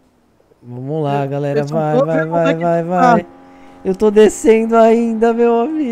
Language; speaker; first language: Portuguese; native; Portuguese